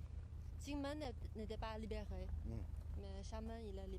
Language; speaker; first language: French; non-native, fluent; Chinese